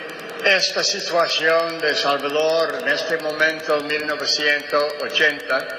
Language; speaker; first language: Spanish; non-native, fluent; English